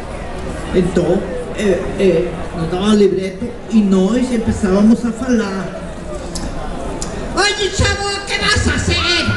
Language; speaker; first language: Portuguese; non-native, learner; Spanish